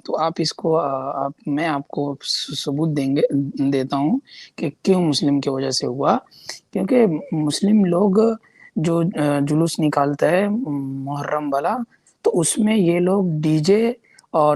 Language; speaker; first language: Hindi; non-native, local second language; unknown